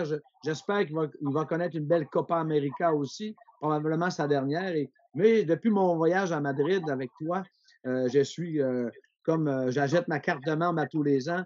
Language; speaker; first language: French; native; French